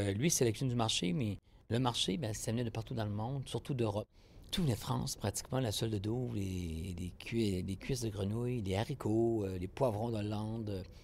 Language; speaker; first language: French; native; French